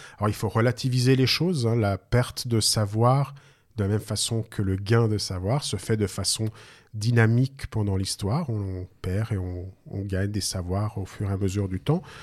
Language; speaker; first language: French; native; French